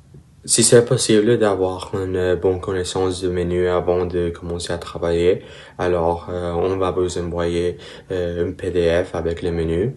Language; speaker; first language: French; non-native, learner; Spanish